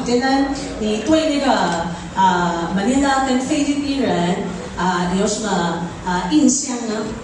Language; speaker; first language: Chinese; early bilingual, heritage; Chinese